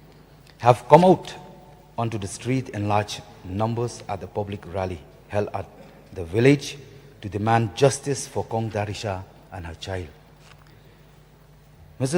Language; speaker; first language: English; non-native, local second language; Khasi